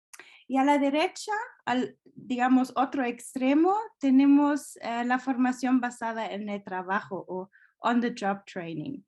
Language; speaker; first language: Spanish; non-native, fluent; German